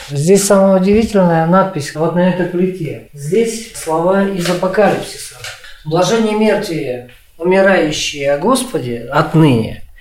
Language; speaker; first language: Russian; native; Russian